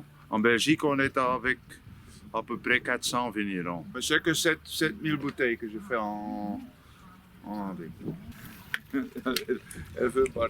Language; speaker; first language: French; non-native, local second language; Dutch